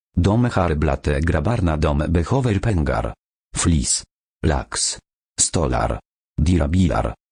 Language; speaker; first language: Swedish; native; Swedish